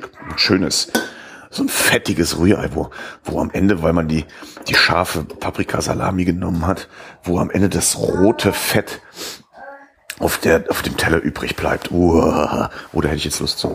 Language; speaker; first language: German; native; German